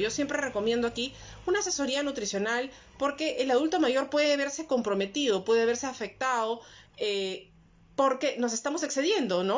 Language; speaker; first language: Spanish; native; Spanish